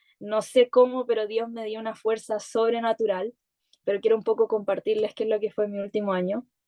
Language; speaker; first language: Spanish; native; Spanish